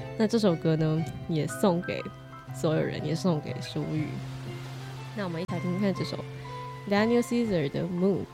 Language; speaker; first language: Chinese; native; Chinese